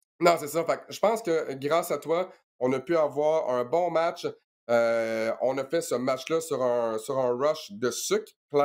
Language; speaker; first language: French; native; French